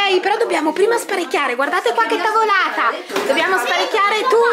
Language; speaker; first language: Italian; native; Italian